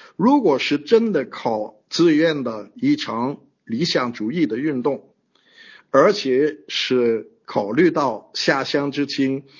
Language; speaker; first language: Chinese; non-native, fluent; French